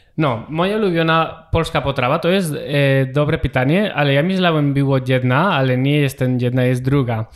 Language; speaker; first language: Polish; non-native, learner; Spanish